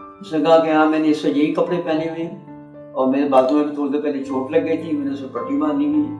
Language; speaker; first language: Urdu; native; Urdu